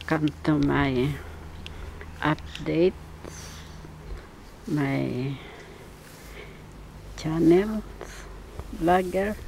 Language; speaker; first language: English; non-native, learner; Filipino